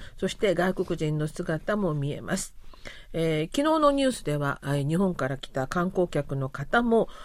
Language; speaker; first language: Japanese; non-native, fluent; Korean